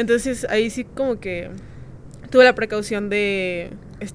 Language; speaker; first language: Spanish; native; Spanish